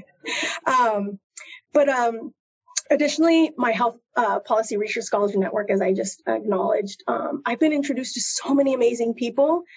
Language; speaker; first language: English; native; English